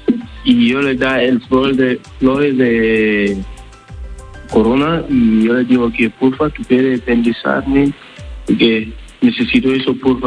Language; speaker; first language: Spanish; non-native, learner; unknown